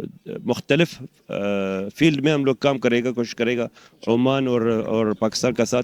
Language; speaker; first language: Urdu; non-native, learner; Arabic